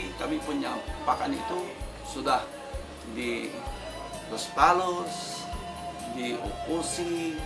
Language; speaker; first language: Indonesian; non-native, fluent; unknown